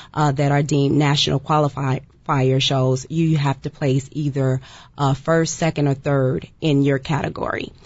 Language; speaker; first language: English; native; English